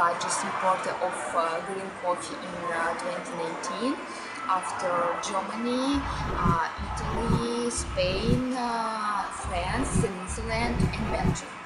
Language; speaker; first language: English; non-native, learner; Russian